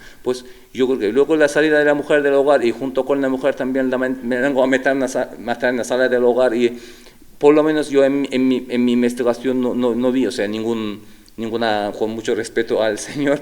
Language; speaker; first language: Spanish; non-native, fluent; Turkish